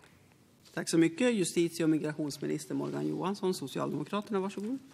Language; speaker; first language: Swedish; native; Swedish